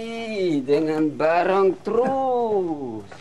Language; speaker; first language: Indonesian; non-native, learner; French